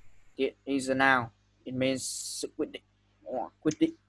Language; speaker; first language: English; non-native, fluent; Vietnamese